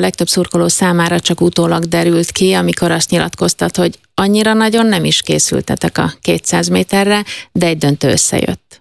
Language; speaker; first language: Hungarian; native; Hungarian